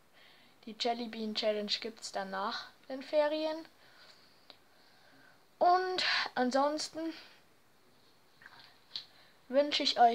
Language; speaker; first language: German; native; German